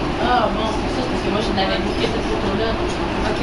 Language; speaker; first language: French; native; French